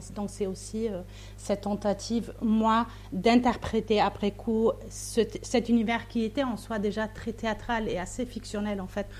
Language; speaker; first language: French; non-native, fluent; German